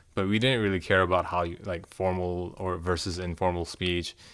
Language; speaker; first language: English; early bilingual, other home language; Korean